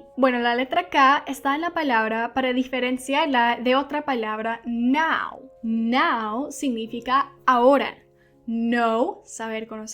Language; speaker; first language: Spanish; non-native, fluent; English